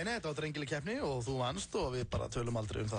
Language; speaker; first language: Icelandic; native; Icelandic